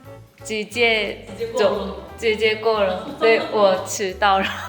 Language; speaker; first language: Chinese; non-native, learner; Korean